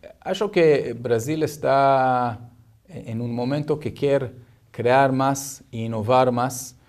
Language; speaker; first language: Portuguese; non-native, learner; Hebrew